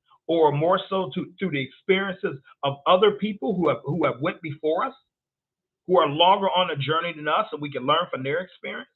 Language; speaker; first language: English; native; English